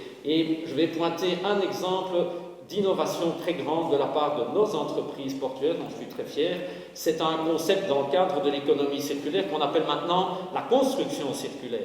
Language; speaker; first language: French; native; French